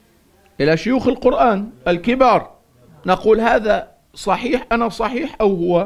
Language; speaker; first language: Arabic; non-native, fluent; Turkish